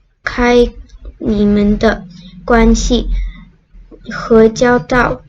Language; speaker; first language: Chinese; non-native, learner; Indonesian